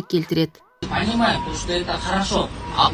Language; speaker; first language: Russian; non-native, local second language; Kyrgyz